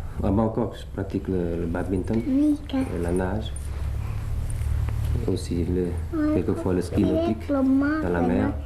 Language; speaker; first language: French; early bilingual, other home language; Thai